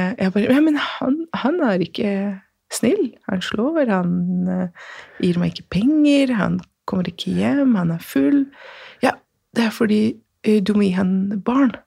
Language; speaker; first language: Norwegian; non-native, fluent; Persian